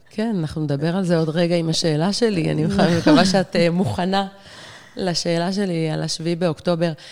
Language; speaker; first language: Hebrew; native; Hebrew